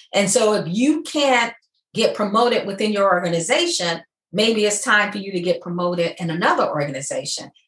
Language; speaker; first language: English; native; English